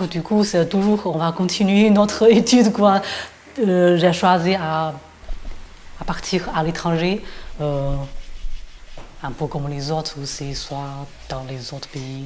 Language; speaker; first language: French; non-native, fluent; Chinese